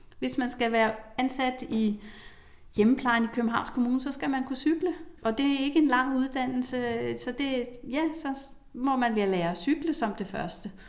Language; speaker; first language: Danish; native; Danish